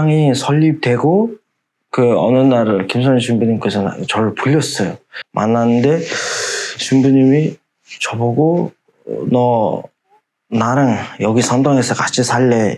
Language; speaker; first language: Korean; non-native, fluent; Mongolian